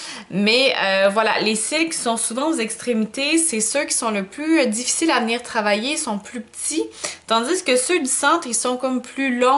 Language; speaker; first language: French; native; French